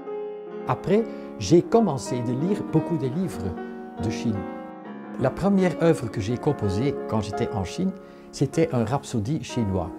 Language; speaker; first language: French; non-native, local second language; Dutch